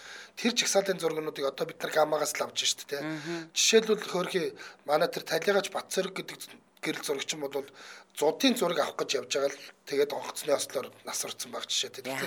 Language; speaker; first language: Mongolian; native; Mongolian